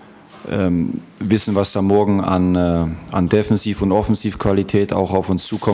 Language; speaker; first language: German; native; German